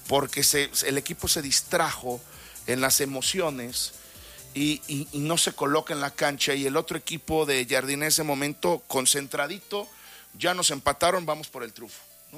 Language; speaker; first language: Spanish; native; Spanish